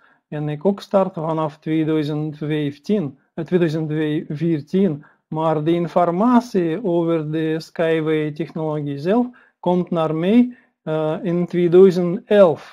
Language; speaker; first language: Dutch; non-native, learner; Russian